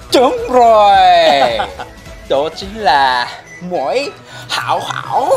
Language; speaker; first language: Vietnamese; non-native, learner; Japanese